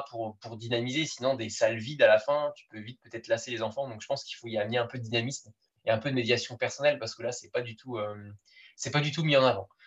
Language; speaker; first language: French; native; French